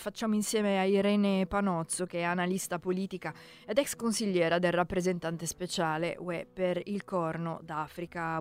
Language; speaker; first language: Italian; native; Italian